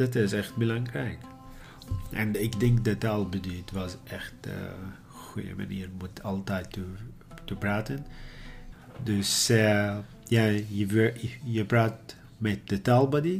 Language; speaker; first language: Dutch; non-native, learner; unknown